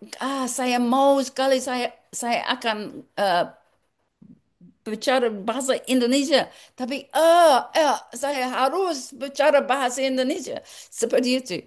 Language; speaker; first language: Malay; non-native, learner; English